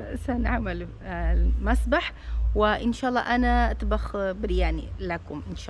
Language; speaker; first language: Arabic; non-native, learner; Portuguese